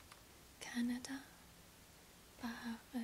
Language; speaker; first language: French; non-native, learner; English